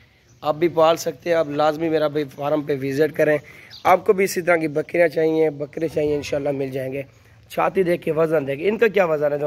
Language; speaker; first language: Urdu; non-native, local second language; Saraiki